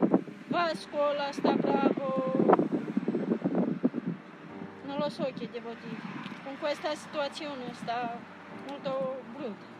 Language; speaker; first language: Italian; non-native, learner; Romanian